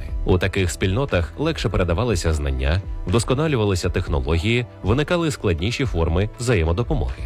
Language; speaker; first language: Ukrainian; native; Ukrainian